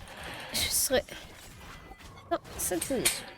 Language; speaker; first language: French; native; French